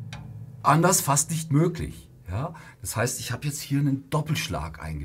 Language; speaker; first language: German; native; German